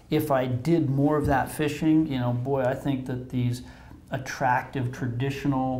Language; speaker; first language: English; native; English